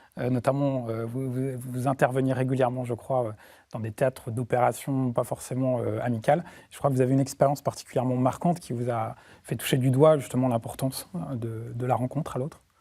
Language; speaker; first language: French; native; French